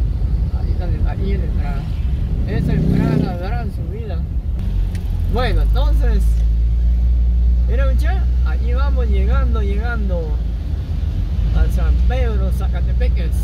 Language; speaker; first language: Spanish; native; Spanish